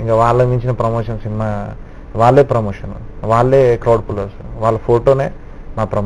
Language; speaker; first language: Telugu; native; Telugu